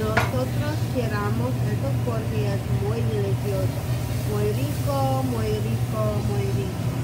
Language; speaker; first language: Spanish; non-native, learner; English